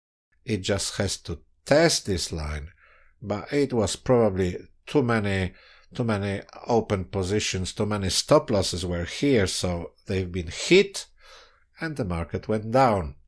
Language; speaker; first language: English; non-native, fluent; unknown